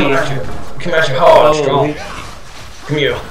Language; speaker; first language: English; native; English